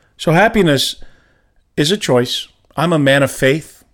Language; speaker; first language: English; native; English